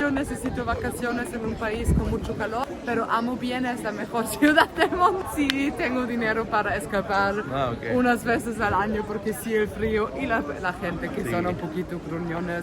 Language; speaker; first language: Spanish; non-native, fluent; German